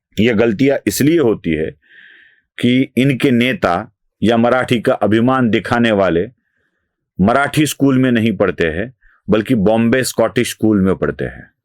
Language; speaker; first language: Hindi; non-native, local second language; Marathi